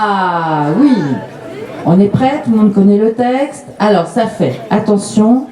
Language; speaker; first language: French; native; French